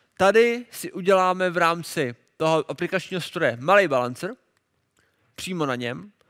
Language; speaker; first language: Czech; native; Czech